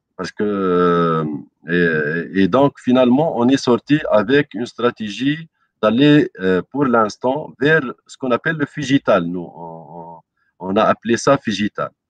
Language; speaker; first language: French; non-native, local second language; Arabic